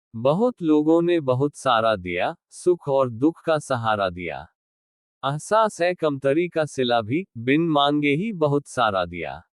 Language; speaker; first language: Hindi; non-native, local second language; Marathi